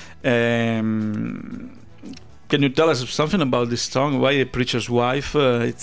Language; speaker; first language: English; non-native, fluent; Italian